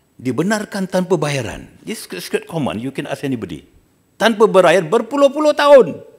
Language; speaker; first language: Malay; native; Malay